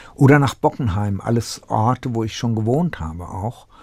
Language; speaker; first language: German; native; German